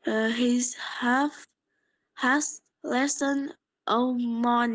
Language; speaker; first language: English; non-native, learner; Polish